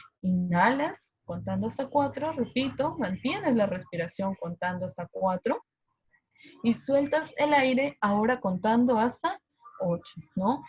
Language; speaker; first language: Spanish; native; Spanish